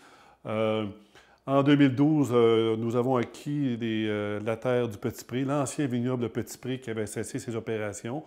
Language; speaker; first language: French; native; French